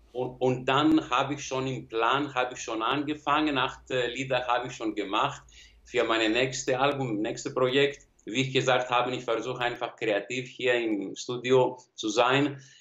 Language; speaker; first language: German; non-native, learner; Greek